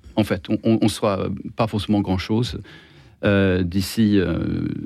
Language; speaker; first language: French; non-native, fluent; Swedish